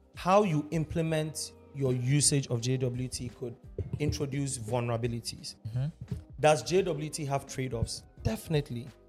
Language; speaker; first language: English; non-native, local second language; Akan